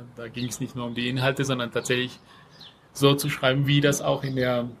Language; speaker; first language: German; non-native, fluent; Spanish